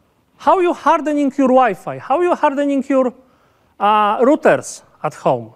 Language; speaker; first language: English; non-native, fluent; Polish